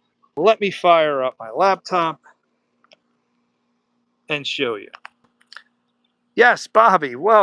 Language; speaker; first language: English; native; English